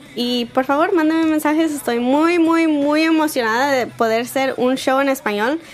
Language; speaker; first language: Spanish; early bilingual, heritage; Spanish